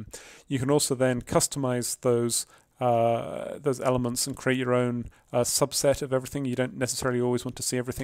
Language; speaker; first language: English; native; English